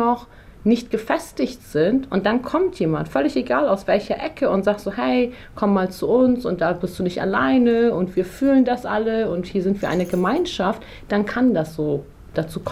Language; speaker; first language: German; early bilingual, other home language; Persian